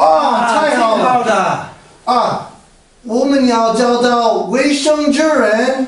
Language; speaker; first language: Chinese; non-native, learner; English